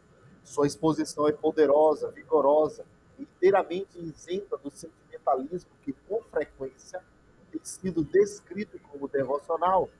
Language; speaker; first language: Portuguese; native; Portuguese